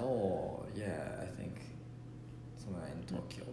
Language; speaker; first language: English; non-native, learner; Japanese